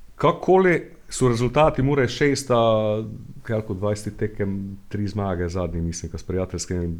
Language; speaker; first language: Slovenian; native; Slovenian